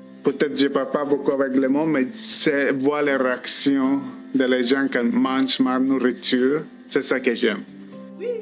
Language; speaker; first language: French; non-native, fluent; Spanish